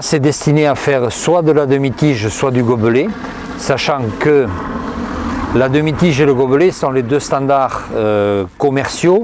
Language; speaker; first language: French; native; French